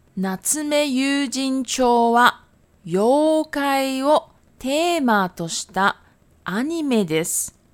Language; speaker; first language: Japanese; non-native, fluent; Chinese